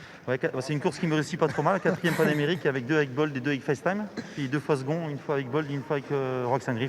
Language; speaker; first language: French; native; French